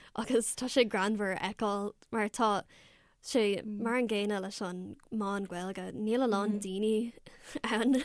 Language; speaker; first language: Irish; non-native, local second language; English